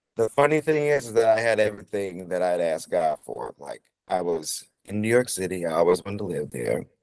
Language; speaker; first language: English; native; English